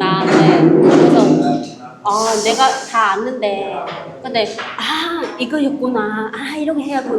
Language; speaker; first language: Korean; non-native, learner; Vietnamese